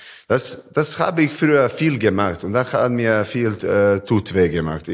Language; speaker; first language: German; non-native, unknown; Serbian